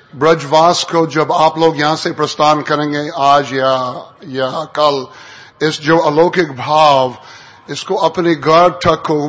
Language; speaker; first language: Hindi; non-native, fluent; English